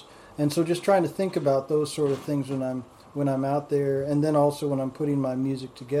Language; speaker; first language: English; native; English